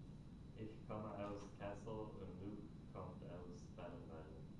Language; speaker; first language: German; non-native, learner; English